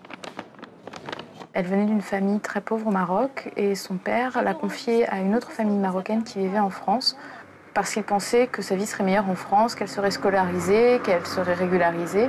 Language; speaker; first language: French; native; French